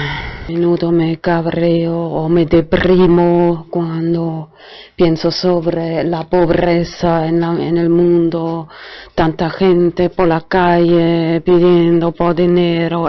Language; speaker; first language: Spanish; non-native, fluent; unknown